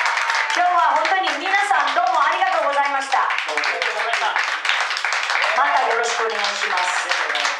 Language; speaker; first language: Japanese; non-native, fluent; Filipino